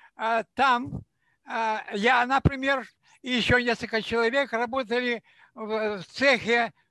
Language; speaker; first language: Russian; non-native, local second language; Ukrainian